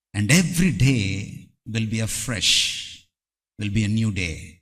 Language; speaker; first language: English; non-native, local second language; Telugu